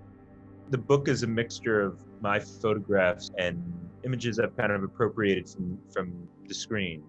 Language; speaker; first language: English; native; English